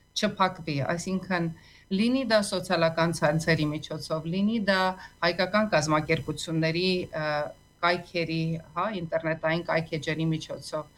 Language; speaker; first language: Armenian; native; Armenian